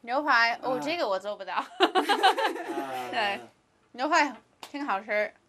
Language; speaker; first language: Chinese; non-native, learner; English